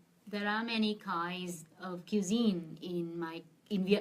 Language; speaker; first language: English; non-native, fluent; Vietnamese